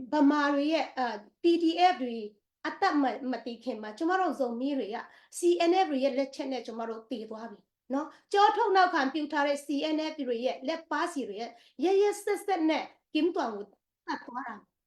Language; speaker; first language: Burmese; non-native, local second language; Tedim Chin